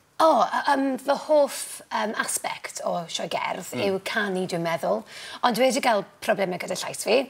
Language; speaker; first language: Welsh; non-native, local second language; English